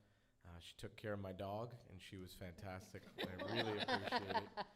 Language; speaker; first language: English; native; English